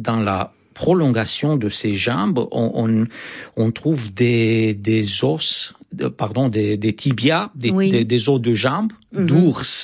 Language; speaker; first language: French; non-native, fluent; Romanian